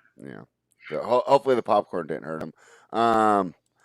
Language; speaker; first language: English; native; English